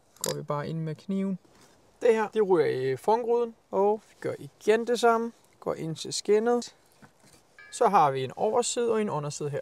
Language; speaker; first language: Danish; native; Danish